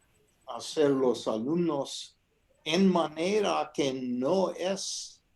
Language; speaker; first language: Spanish; non-native, fluent; English